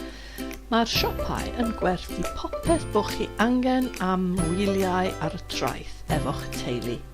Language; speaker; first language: Welsh; non-native, fluent; English